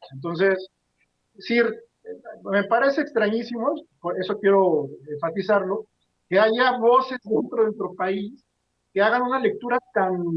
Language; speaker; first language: Spanish; native; Spanish